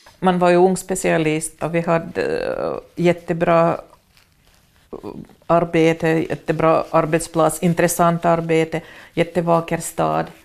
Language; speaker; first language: Swedish; non-native, fluent; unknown